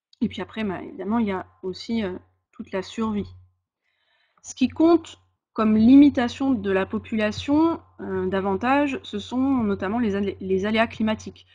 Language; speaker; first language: French; native; French